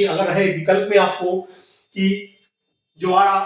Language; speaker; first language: Hindi; native; Hindi